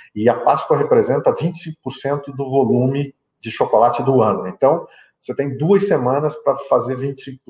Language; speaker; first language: Portuguese; native; Portuguese